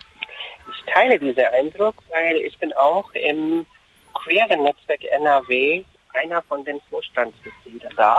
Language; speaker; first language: German; non-native, fluent; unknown